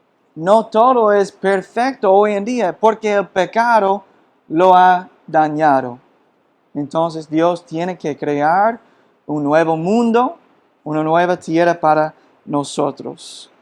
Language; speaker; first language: Spanish; non-native, fluent; English